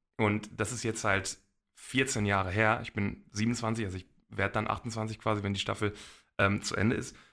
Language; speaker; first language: German; early bilingual, other home language; Polish